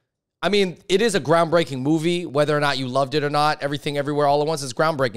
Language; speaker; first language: English; native; English